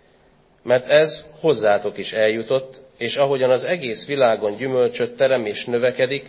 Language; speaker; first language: Hungarian; native; Hungarian